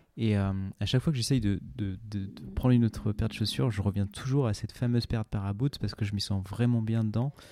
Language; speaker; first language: French; native; French